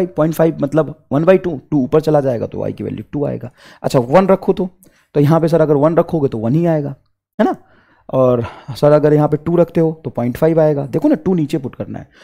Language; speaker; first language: Hindi; native; Hindi